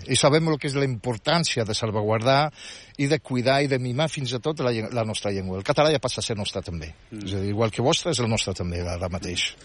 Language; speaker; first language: Catalan; non-native, fluent; Riffian